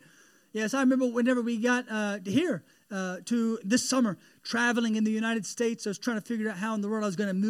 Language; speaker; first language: English; native; English